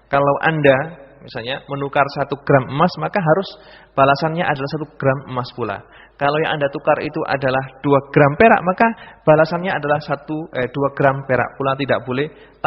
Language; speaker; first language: Indonesian; native; Indonesian